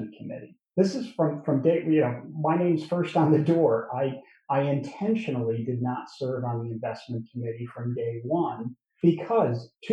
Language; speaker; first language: English; native; English